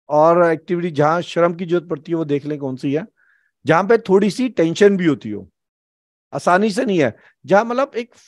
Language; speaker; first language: Hindi; native; Hindi